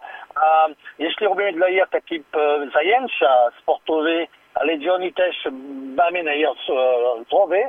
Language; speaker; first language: Polish; non-native, learner; French